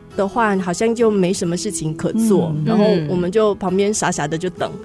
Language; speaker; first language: Chinese; native; Chinese